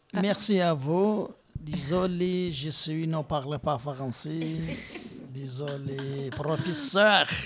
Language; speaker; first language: French; non-native, learner; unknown